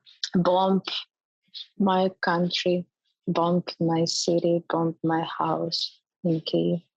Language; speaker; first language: English; non-native, learner; Ukrainian